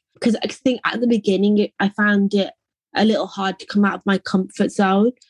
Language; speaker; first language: English; native; English